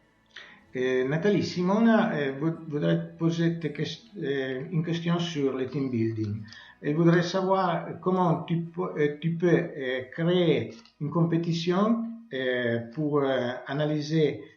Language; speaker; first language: French; non-native, learner; Italian